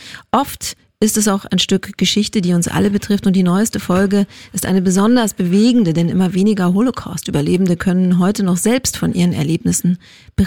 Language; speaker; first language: German; native; German